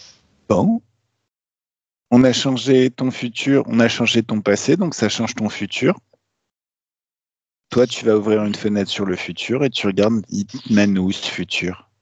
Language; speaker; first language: French; native; French